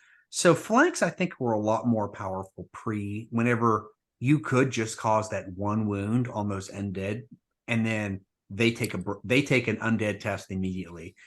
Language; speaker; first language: English; native; English